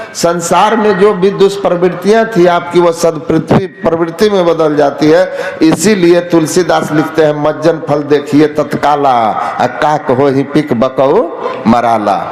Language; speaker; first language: Hindi; native; Hindi